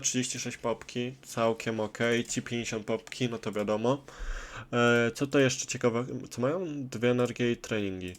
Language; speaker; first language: Polish; native; Polish